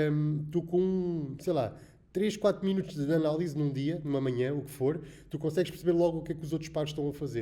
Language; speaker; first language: Portuguese; native; Portuguese